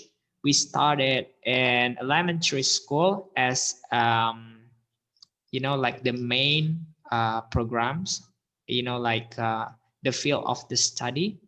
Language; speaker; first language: English; non-native, fluent; Indonesian